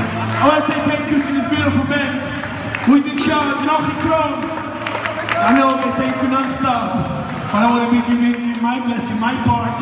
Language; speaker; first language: English; non-native, fluent; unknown